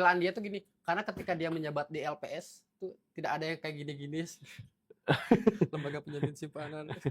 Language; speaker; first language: Indonesian; native; Indonesian